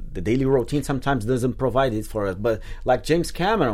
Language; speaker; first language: English; non-native, fluent; Portuguese